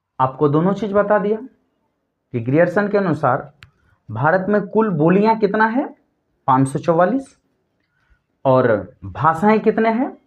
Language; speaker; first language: Hindi; native; Hindi